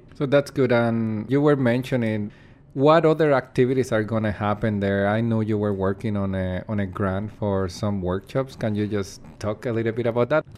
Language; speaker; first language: English; non-native, fluent; Spanish